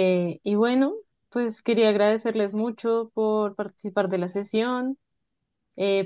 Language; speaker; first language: Spanish; native; Spanish